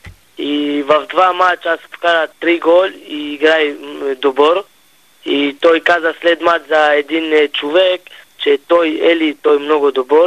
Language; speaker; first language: Bulgarian; non-native, learner; Hebrew